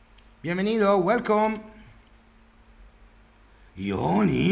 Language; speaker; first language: Spanish; non-native, learner; Italian